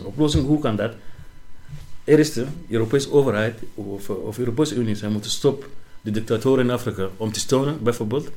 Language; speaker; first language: Dutch; non-native, learner; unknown